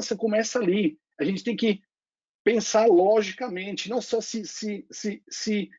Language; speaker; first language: Portuguese; non-native, fluent; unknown